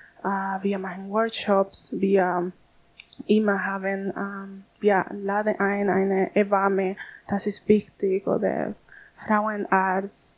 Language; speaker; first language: German; non-native, learner; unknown